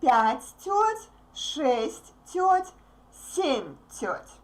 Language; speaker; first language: Russian; native; Russian